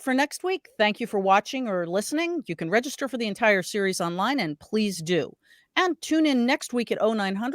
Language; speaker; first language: English; native; English